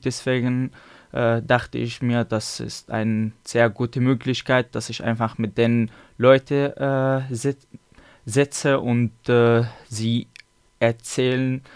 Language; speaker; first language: German; non-native, learner; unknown